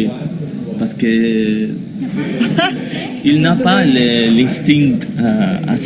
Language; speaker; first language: French; non-native, learner; Spanish